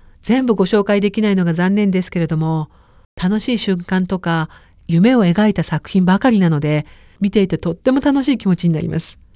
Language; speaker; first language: Japanese; native; Japanese